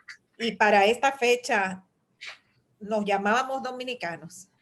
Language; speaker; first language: Spanish; native; Spanish